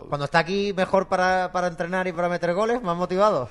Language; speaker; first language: Spanish; native; Spanish